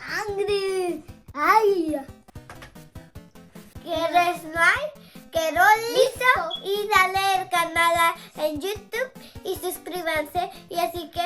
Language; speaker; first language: Spanish; native; Spanish